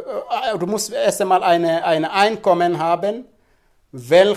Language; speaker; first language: German; non-native, fluent; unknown